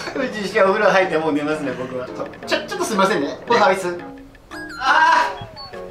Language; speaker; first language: Japanese; native; Japanese